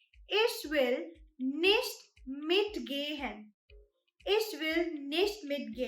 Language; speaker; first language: German; non-native, fluent; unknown